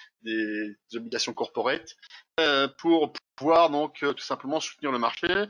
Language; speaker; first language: French; native; French